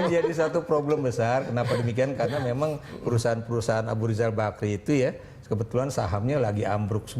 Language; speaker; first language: Indonesian; native; Indonesian